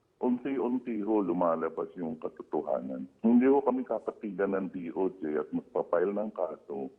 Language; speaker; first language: Filipino; native; Filipino